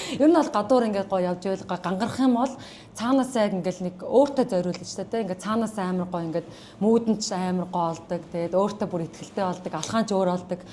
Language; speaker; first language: Mongolian; early bilingual, heritage; Mongolian